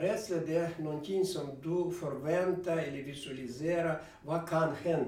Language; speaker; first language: Swedish; non-native, fluent; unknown